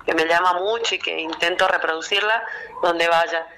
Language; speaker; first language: Spanish; native; Spanish